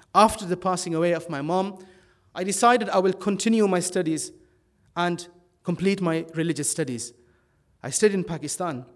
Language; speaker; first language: English; early bilingual, other home language; Dutch